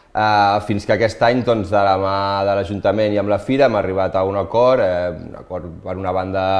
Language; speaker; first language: Catalan; native; Catalan